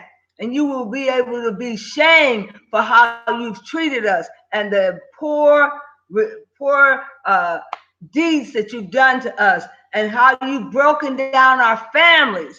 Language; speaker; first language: English; native; English